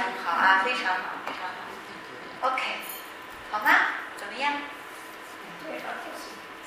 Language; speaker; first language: Italian; non-native, fluent; Chinese